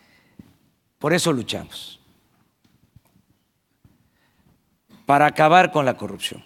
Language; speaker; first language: Spanish; native; Spanish